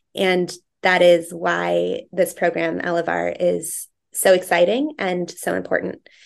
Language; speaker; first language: English; native; English